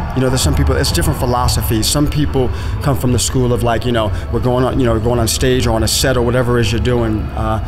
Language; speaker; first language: English; native; English